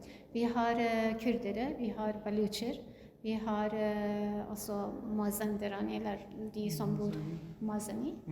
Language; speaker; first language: Norwegian; non-native, learner; Kurdish